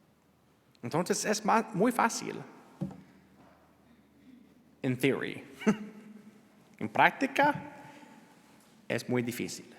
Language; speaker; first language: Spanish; non-native, learner; English